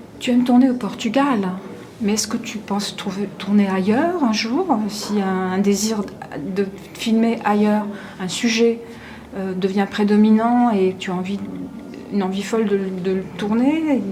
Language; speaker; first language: French; native; French